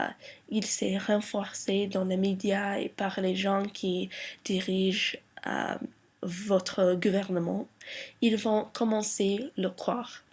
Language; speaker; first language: French; non-native, learner; English